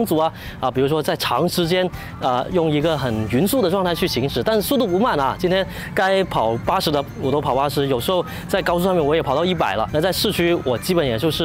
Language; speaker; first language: Chinese; native; Chinese